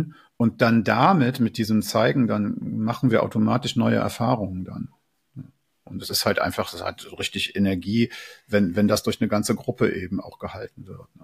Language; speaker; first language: German; native; German